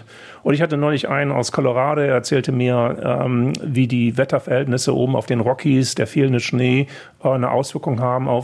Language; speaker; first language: German; native; German